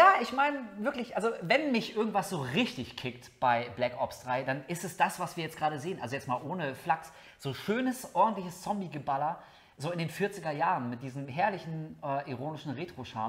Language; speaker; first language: German; native; German